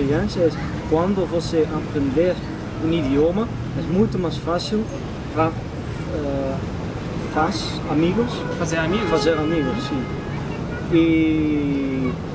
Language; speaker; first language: Portuguese; non-native, learner; Dutch